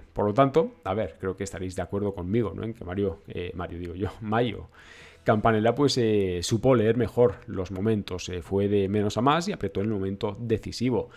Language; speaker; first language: Spanish; native; Spanish